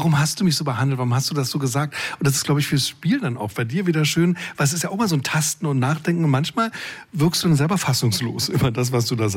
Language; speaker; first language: German; native; German